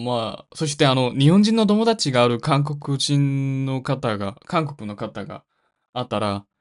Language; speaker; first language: Japanese; non-native, learner; Korean